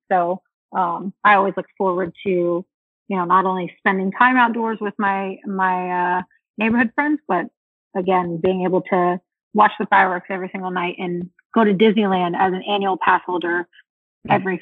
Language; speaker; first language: English; early bilingual, other home language; Spanish